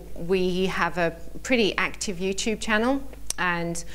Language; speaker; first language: English; native; English